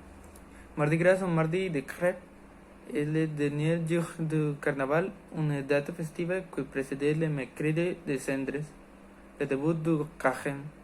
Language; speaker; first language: French; non-native, learner; Spanish